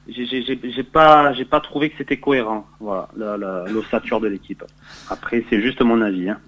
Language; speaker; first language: French; native; French